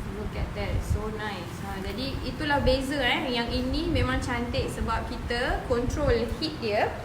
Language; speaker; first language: Malay; native; Malay